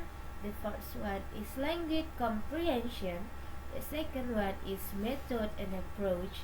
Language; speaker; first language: English; non-native, learner; Indonesian